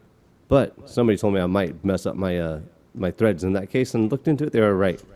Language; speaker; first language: English; native; English